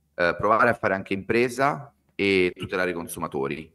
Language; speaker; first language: Italian; native; Italian